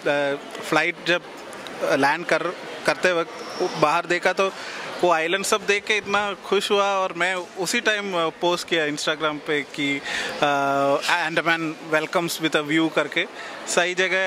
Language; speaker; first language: Hindi; non-native, local second language; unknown